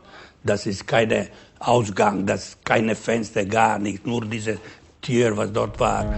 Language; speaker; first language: German; non-native, learner; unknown